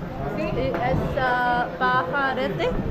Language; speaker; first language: Spanish; non-native, learner; Korean